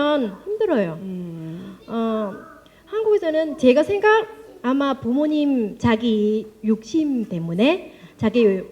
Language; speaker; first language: Korean; non-native, learner; Vietnamese